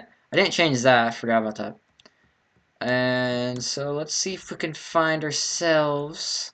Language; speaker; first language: English; native; English